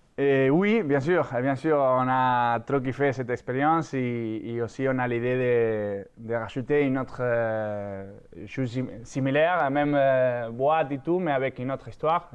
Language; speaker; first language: French; non-native, fluent; Spanish